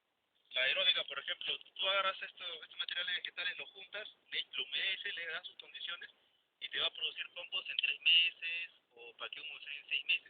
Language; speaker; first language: Spanish; native; Spanish